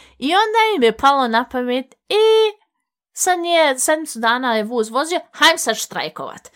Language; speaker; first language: Bosnian; early bilingual, heritage; Bosnian